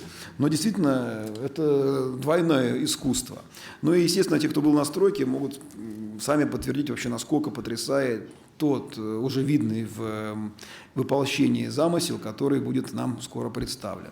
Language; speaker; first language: Russian; native; Russian